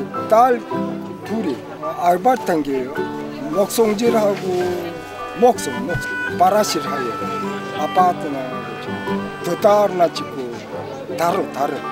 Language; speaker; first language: Korean; early bilingual, heritage; Russian